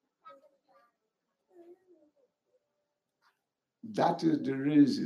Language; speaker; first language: English; non-native, local second language; Yoruba